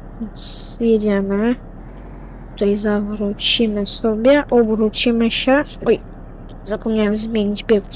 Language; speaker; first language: Polish; native; Polish